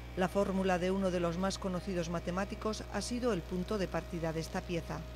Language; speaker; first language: Spanish; native; Spanish